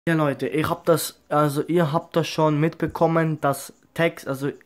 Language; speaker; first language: German; early bilingual, other home language; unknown